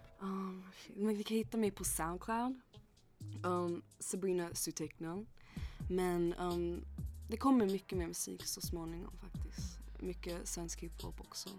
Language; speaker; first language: Swedish; early bilingual, other home language; English